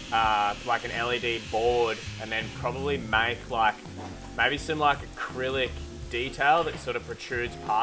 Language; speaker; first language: English; native; English